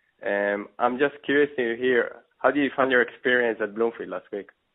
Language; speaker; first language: English; non-native, fluent; Hebrew